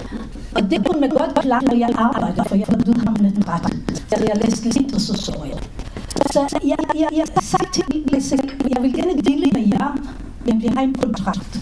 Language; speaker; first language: Danish; non-native, fluent; Hebrew